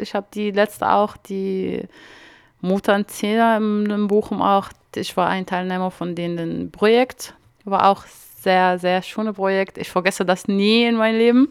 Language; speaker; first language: German; non-native, learner; Arabic